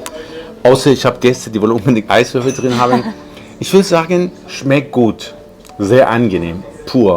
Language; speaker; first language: German; non-native, fluent; Persian